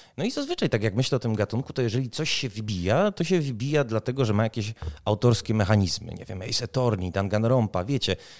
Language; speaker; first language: Polish; native; Polish